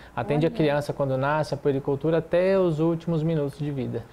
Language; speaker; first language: Portuguese; native; Portuguese